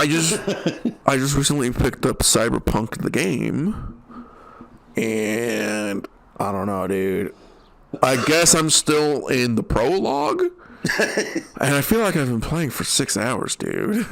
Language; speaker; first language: English; native; English